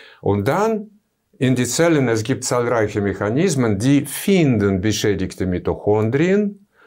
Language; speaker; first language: German; non-native, fluent; Russian